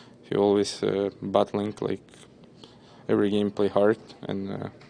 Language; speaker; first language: English; non-native, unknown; Russian